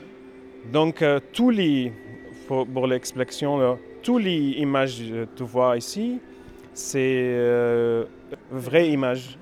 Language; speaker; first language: French; non-native, learner; Arabic